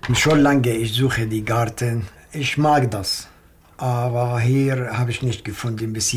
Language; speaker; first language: German; non-native, learner; Arabic